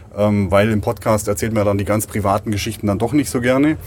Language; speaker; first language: German; native; German